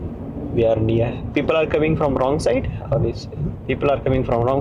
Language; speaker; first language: English; non-native, local second language; Hindi